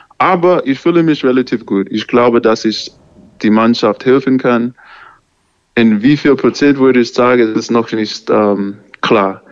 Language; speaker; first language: German; non-native, learner; English